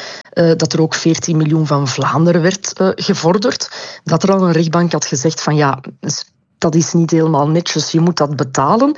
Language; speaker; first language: Dutch; native; Dutch